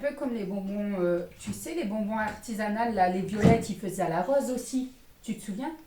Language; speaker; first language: French; native; French